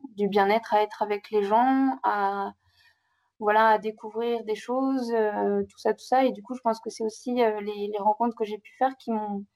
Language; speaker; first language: French; native; French